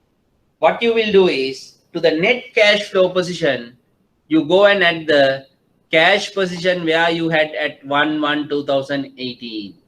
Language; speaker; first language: English; non-native, local second language; Sinhala